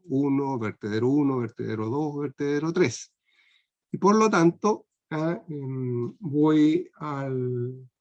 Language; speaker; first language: Spanish; non-native, fluent; Portuguese